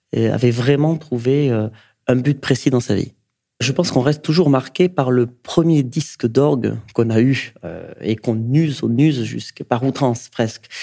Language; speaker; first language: French; native; French